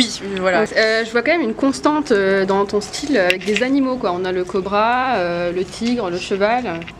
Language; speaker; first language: French; native; French